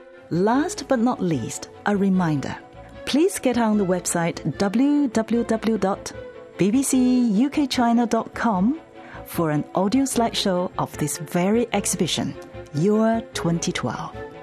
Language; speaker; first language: English; non-native, fluent; Chinese